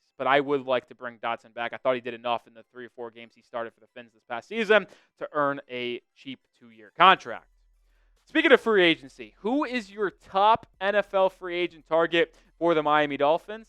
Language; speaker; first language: English; native; English